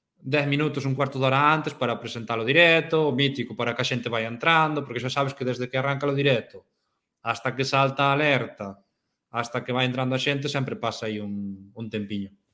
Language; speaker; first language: Galician; native; Galician